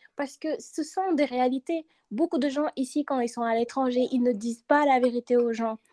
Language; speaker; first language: French; non-native, local second language; Wolof